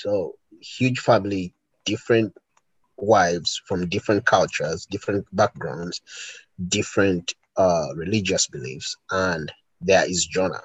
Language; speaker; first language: English; non-native, local second language; Ganda